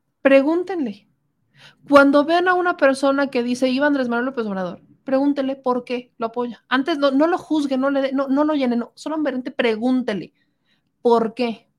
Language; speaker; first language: Spanish; native; Spanish